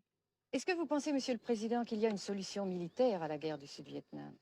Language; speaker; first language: French; native; French